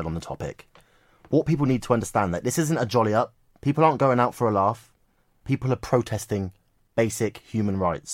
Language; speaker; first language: English; native; English